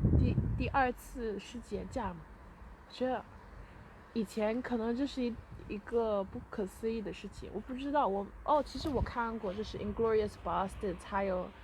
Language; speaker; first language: Chinese; early bilingual, heritage; Chinese